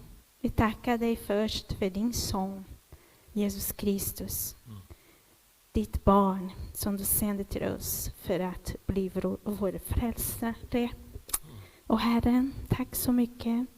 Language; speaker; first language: Swedish; non-native, learner; Portuguese